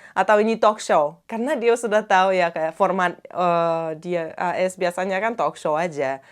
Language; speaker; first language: Indonesian; non-native, fluent; Russian